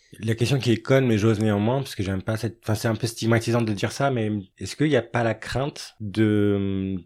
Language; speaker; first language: French; early bilingual, other home language; Arabic